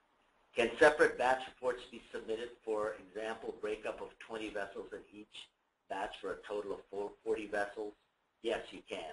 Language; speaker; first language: English; native; English